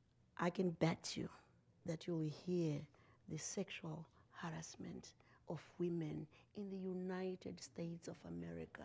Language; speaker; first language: English; non-native, local second language; Shona